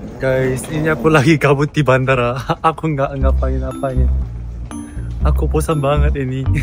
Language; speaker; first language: Indonesian; non-native, fluent; Korean